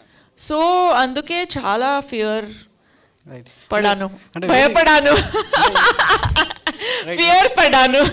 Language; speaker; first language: Telugu; non-native, learner; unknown